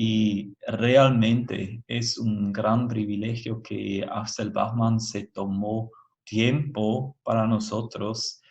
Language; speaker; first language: Spanish; non-native, fluent; German